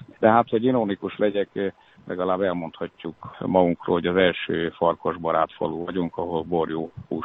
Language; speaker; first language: Hungarian; native; Hungarian